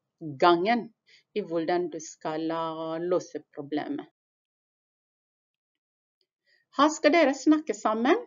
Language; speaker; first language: Norwegian; non-native, fluent; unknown